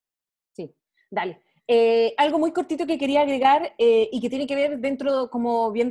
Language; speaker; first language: Spanish; native; Spanish